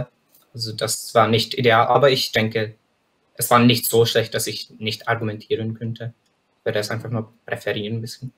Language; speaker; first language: German; non-native, fluent; Czech